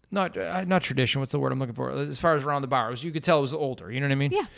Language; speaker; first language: English; native; English